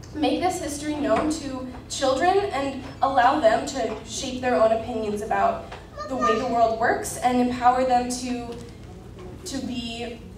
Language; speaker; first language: English; native; English